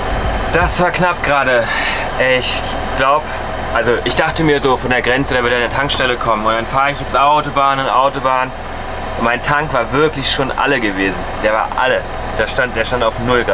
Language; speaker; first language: German; native; German